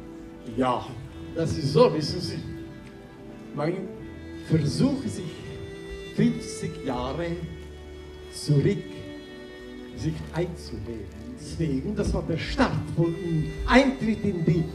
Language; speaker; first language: German; non-native, fluent; Slovenian